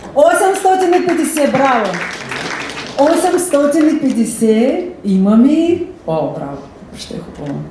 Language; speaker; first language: Bulgarian; early bilingual, heritage; Bulgarian